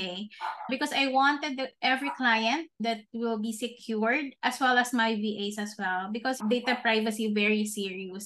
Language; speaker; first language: English; non-native, local second language; Filipino